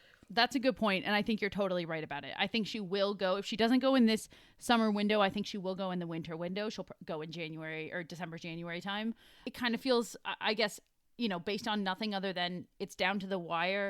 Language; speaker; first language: English; native; English